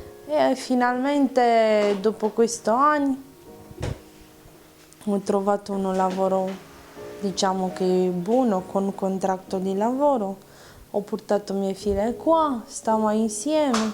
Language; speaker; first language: Italian; non-native, learner; Romanian